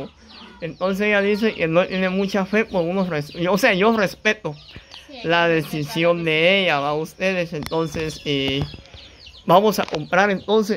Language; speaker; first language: Spanish; native; Spanish